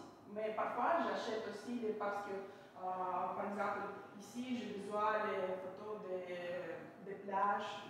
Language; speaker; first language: French; non-native, learner; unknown